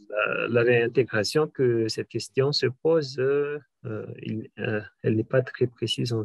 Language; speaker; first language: French; non-native, local second language; Malagasy